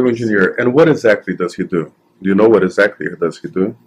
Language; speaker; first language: English; non-native, fluent; Portuguese